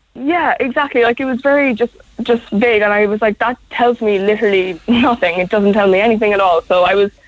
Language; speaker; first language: English; native; English